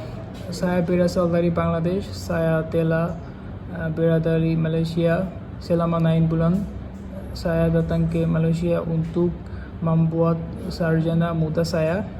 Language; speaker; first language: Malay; non-native, learner; Bangla